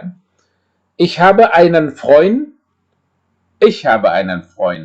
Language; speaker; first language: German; non-native, fluent; Indonesian